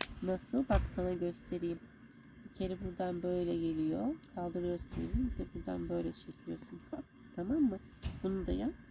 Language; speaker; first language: Turkish; native; Turkish